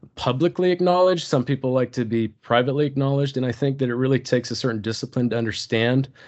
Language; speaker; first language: English; early bilingual, other home language; Turkish